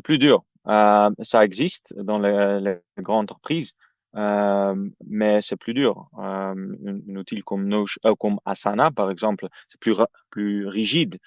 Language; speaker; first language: French; non-native, fluent; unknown